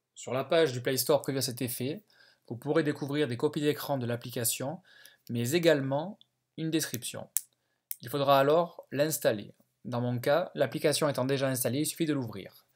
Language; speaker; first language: French; native; French